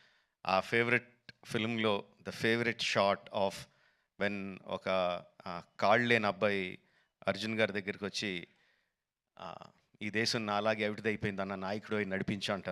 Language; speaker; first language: Telugu; native; Telugu